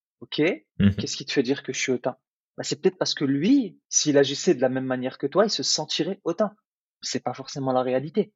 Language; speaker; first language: French; early bilingual, other home language; Arabic